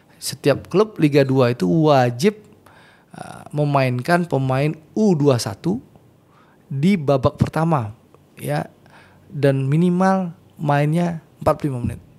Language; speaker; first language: Indonesian; native; Indonesian